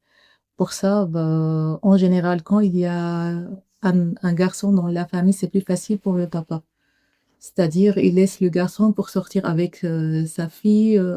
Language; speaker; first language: French; non-native, learner; Arabic